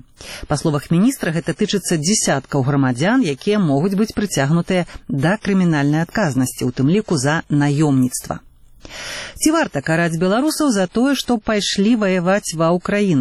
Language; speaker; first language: Belarusian; native; Belarusian